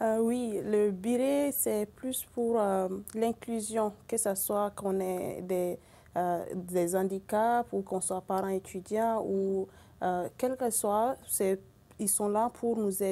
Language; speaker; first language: French; non-native, local second language; Bambara